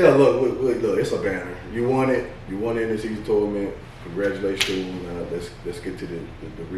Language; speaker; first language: English; native; English